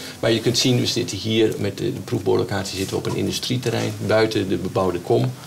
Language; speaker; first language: Dutch; native; Dutch